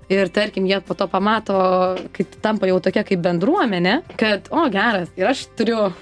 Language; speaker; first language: Lithuanian; native; Lithuanian